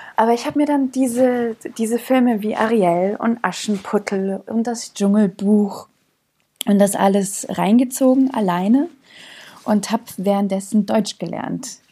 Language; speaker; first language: German; early bilingual, other home language; Croatian